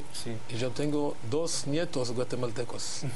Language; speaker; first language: Spanish; non-native, learner; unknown